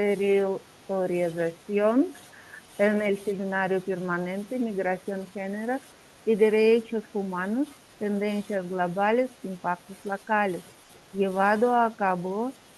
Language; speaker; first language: Spanish; non-native, learner; Russian